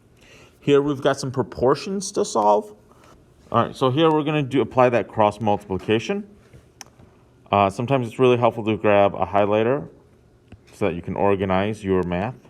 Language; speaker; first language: English; native; English